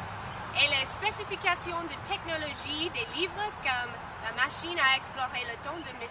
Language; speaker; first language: French; non-native, learner; English